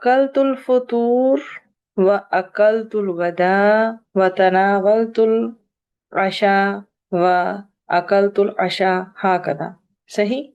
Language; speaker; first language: Arabic; non-native, fluent; Urdu